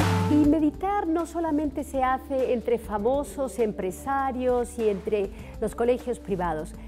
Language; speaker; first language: Spanish; native; Spanish